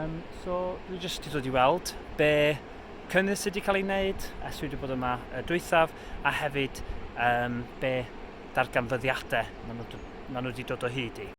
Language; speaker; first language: Welsh; native; Welsh